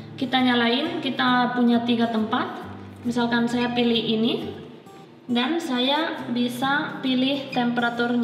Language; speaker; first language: Indonesian; non-native, fluent; Spanish